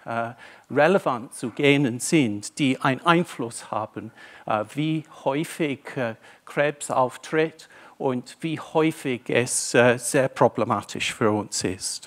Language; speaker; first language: German; non-native, fluent; English